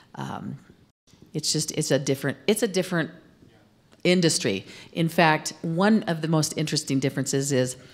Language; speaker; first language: English; native; English